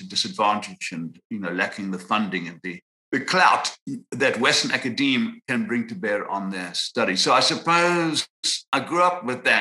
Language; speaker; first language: English; native; English